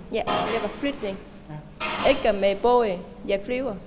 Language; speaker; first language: Danish; non-native, learner; Vietnamese